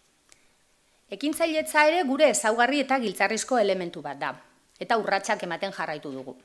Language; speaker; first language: Basque; native; Basque